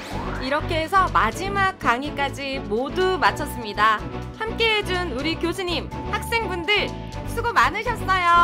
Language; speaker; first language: Korean; native; Korean